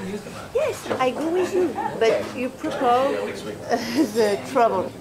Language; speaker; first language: English; non-native, learner; French